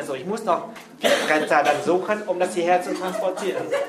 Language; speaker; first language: German; non-native, fluent; Vietnamese